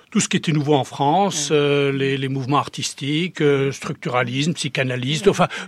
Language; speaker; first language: French; early bilingual, heritage; Czech